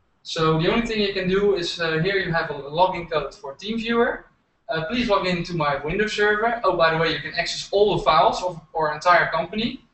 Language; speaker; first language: English; non-native, fluent; Dutch